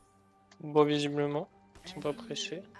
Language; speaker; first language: French; native; French